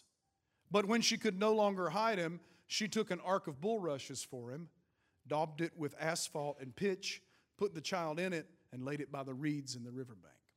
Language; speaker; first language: English; native; English